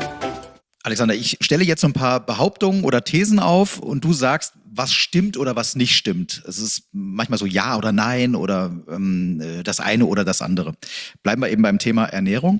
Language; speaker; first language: German; native; German